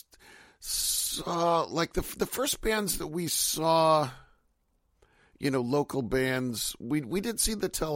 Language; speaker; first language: English; native; English